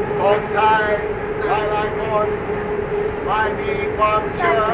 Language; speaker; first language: Thai; non-native, learner; English